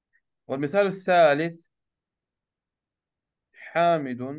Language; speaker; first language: Arabic; non-native, fluent; Urdu